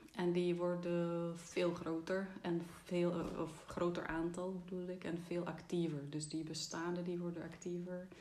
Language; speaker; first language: Dutch; non-native, fluent; Czech